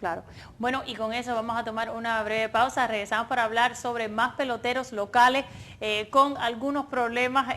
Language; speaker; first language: Spanish; early bilingual, other home language; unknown